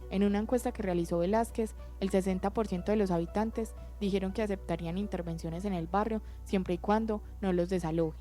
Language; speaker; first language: Spanish; native; Spanish